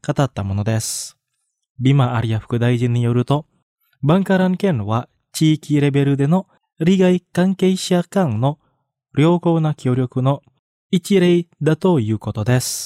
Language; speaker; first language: Japanese; non-native, fluent; Indonesian